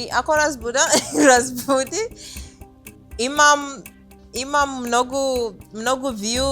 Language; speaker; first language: Macedonian; non-native, learner; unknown